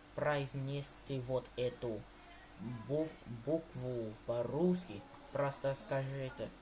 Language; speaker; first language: Russian; non-native, learner; English